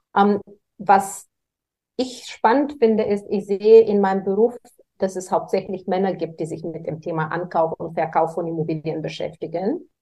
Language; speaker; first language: German; non-native, fluent; Bulgarian